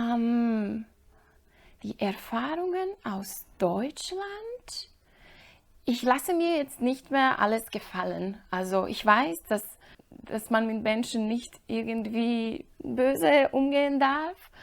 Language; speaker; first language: German; non-native, fluent; Slovak